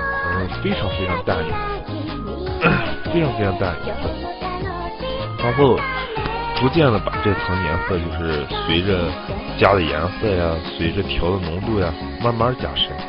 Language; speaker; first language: Chinese; native; Chinese